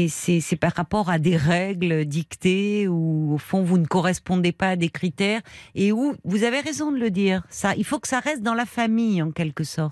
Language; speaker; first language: French; native; French